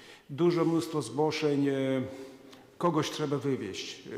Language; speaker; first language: Polish; non-native, fluent; Ukrainian